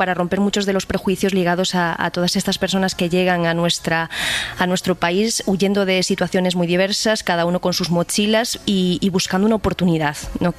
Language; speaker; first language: Spanish; native; Spanish